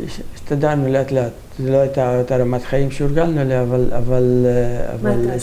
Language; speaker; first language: Hebrew; non-native, fluent; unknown